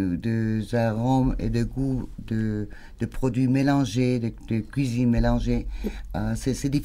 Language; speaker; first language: French; non-native, fluent; Spanish